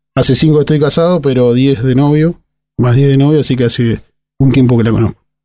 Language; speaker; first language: Spanish; native; Spanish